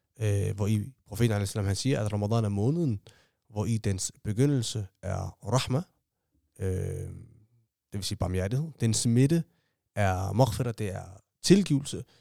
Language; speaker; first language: Danish; early bilingual, other home language; Somali